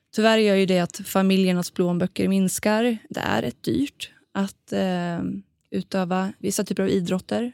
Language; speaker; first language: Swedish; native; Swedish